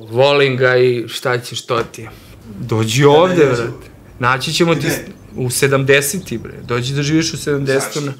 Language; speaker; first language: Serbian; native; Serbian